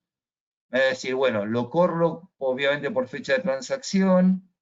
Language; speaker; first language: Spanish; native; Spanish